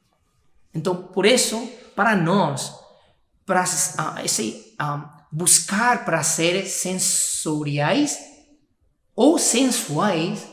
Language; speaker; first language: Portuguese; non-native, fluent; Spanish